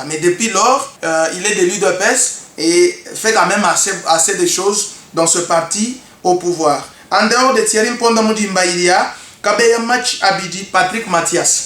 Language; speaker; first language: French; non-native, local second language; Luba-Lulua